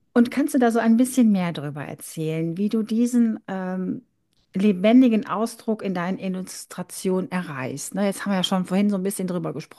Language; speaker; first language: German; native; German